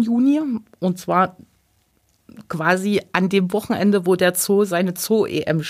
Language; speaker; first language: German; native; German